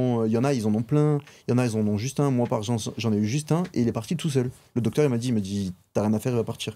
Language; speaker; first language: French; native; French